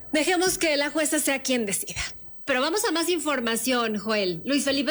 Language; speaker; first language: Spanish; native; Spanish